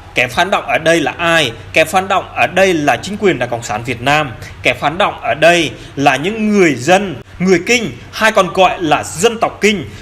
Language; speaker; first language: Vietnamese; non-native, local second language; Jarai